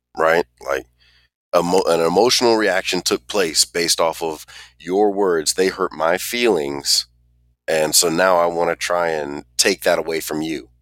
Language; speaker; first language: English; native; English